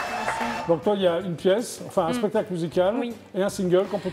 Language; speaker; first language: French; native; French